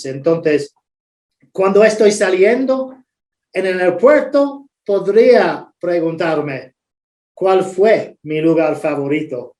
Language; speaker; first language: Spanish; non-native, fluent; English